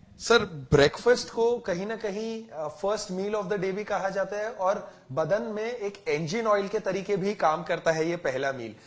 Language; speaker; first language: Hindi; native; Hindi